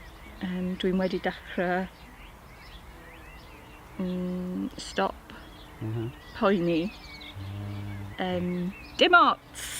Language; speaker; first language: Welsh; non-native, learner; English